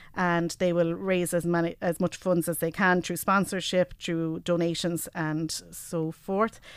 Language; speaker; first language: English; native; English